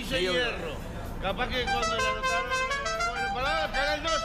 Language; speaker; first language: Spanish; native; Spanish